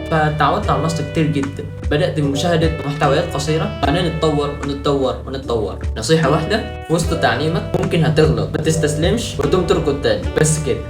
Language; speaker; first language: Arabic; non-native, fluent; Indonesian